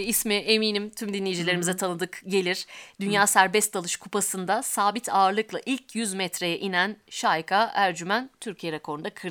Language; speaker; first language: Turkish; native; Turkish